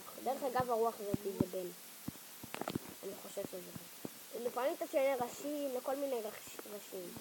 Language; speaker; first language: Hebrew; native; Hebrew